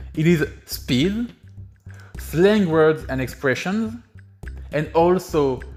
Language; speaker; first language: English; non-native, fluent; French